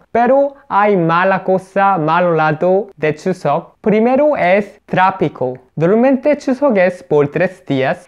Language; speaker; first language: Spanish; non-native, learner; Korean